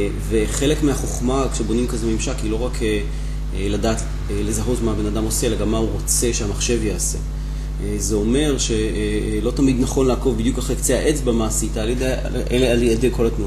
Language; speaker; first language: Hebrew; native; Hebrew